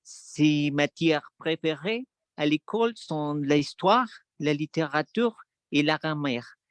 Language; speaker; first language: French; non-native, learner; Spanish